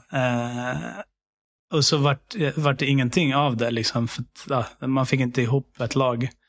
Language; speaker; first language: Swedish; early bilingual, other home language; Syriac